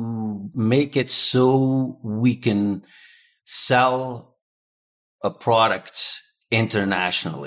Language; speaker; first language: English; non-native, fluent; Dutch